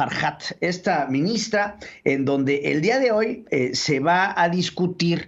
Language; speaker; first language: Spanish; native; Spanish